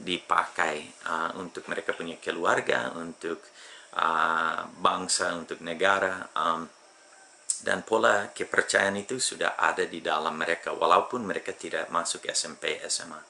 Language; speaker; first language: Indonesian; non-native, fluent; English